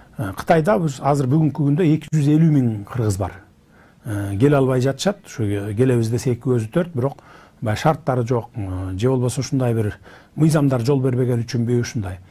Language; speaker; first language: Kyrgyz; native; Kyrgyz